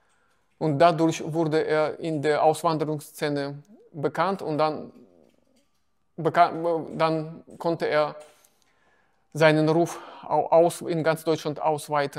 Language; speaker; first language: German; non-native, fluent; Russian